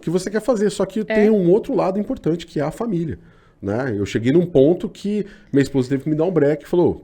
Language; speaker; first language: Portuguese; native; Portuguese